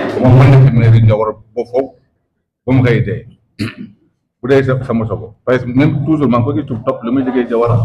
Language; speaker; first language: Wolof; non-native, local second language; Soninke